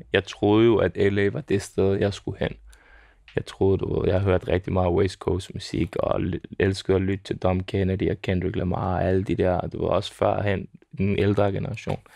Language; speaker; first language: Danish; early bilingual, other home language; Serbian